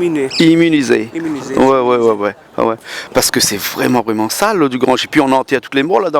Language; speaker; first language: French; native; French